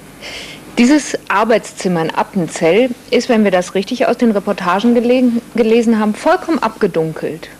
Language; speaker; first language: German; native; German